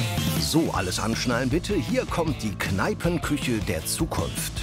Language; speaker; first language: German; native; German